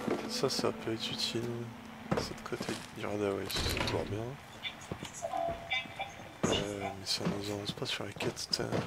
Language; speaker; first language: French; native; French